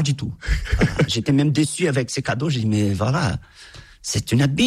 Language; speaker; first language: French; non-native, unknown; Portuguese